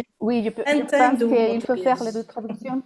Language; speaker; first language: French; non-native, fluent; Spanish